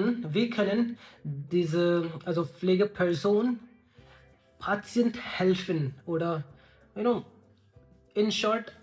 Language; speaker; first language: German; non-native, learner; Hindi